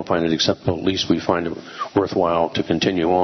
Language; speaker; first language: English; native; English